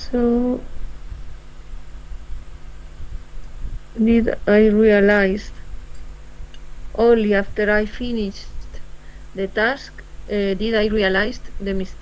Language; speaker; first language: English; non-native, learner; Spanish